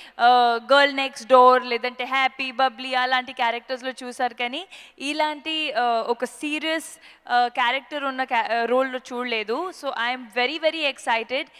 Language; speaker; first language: Telugu; non-native, fluent; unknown